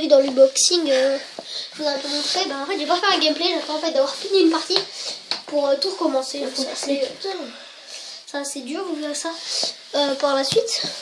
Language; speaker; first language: French; native; French